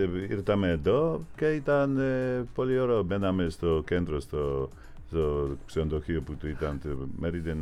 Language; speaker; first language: Greek; non-native, fluent; Polish